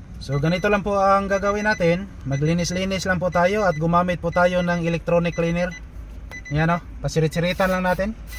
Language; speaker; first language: Filipino; non-native, local second language; Cebuano